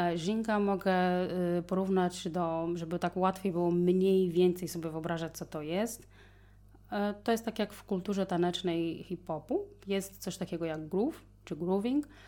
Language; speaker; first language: Polish; non-native, fluent; Portuguese